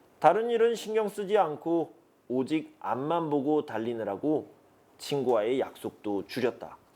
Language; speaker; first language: Korean; native; Korean